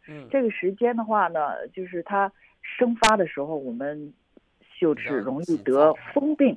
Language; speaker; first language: Chinese; native; Chinese